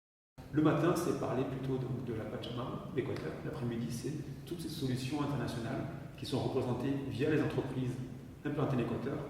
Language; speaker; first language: French; native; French